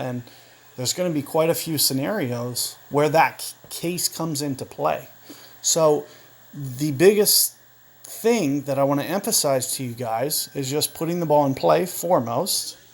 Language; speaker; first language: English; native; English